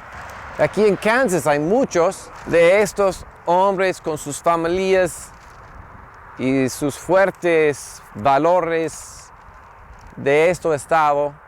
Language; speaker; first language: Spanish; non-native, fluent; English